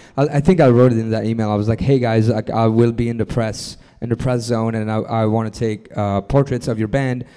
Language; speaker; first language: English; non-native, fluent; French